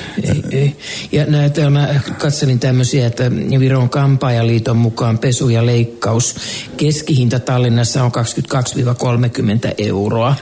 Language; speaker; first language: Finnish; native; Finnish